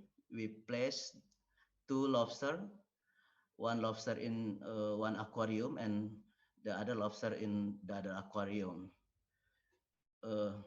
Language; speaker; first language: English; non-native, learner; Indonesian